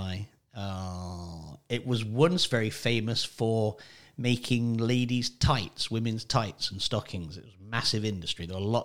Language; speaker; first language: English; native; English